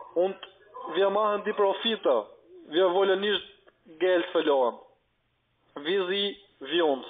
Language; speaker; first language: German; non-native, learner; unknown